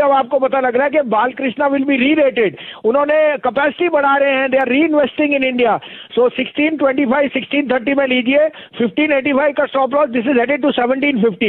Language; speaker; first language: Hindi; native; Hindi